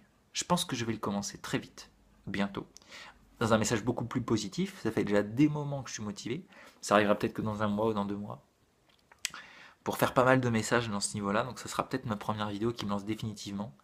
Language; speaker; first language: French; native; French